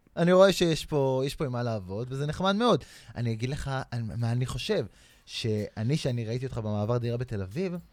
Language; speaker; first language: Hebrew; native; Hebrew